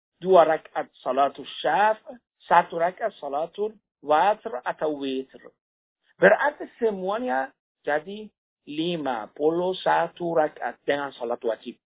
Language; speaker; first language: Indonesian; non-native, fluent; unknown